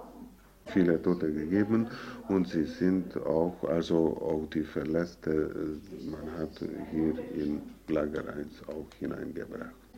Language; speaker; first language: German; non-native, fluent; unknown